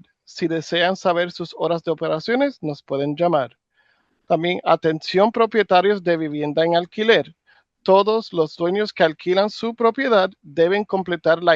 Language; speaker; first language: Spanish; native; Spanish